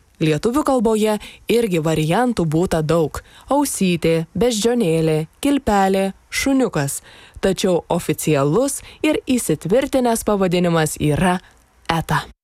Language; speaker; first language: Lithuanian; native; Lithuanian